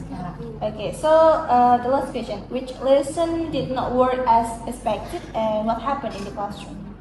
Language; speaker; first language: English; non-native, learner; Indonesian